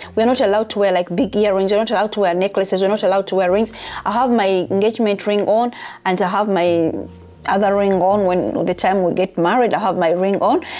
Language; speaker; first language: English; non-native, local second language; Ganda